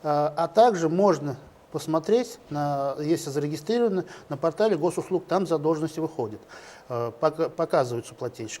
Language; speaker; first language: Russian; native; Russian